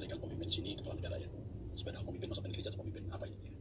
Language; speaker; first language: Indonesian; native; Indonesian